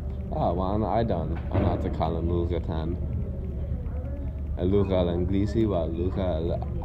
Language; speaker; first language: Arabic; non-native, learner; English